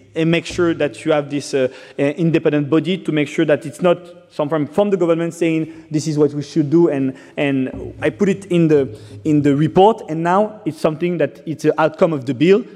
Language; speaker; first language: English; non-native, fluent; French